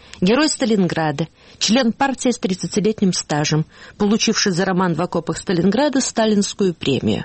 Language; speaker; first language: Russian; native; Russian